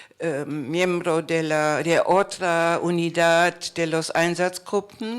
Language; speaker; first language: Spanish; non-native, fluent; German